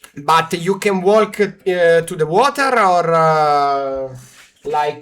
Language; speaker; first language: English; non-native, learner; Italian